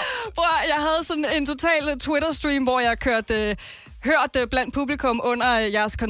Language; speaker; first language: Danish; native; Danish